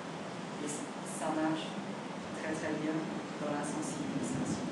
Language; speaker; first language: French; non-native, learner; Vietnamese